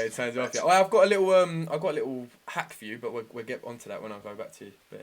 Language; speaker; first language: English; native; English